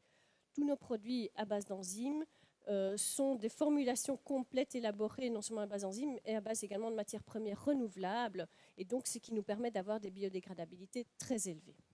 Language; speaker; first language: French; native; French